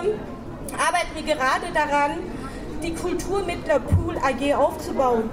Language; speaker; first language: German; early bilingual, other home language; Turkish